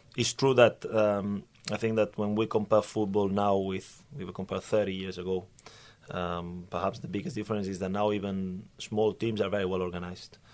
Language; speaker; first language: English; non-native, fluent; Spanish